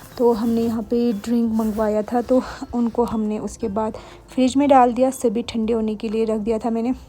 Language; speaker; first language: Hindi; non-native, local second language; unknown